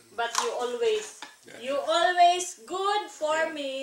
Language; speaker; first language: English; non-native, learner; Filipino